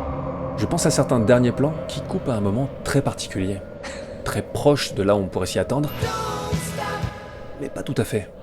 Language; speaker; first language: French; native; French